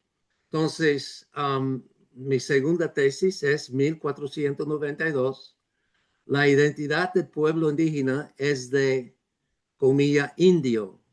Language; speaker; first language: Spanish; non-native, fluent; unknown